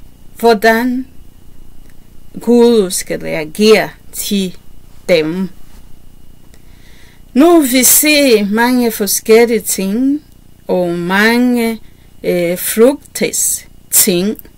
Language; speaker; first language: Danish; non-native, learner; Kinyarwanda